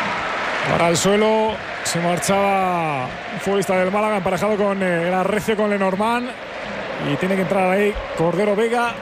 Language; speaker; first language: Spanish; native; Spanish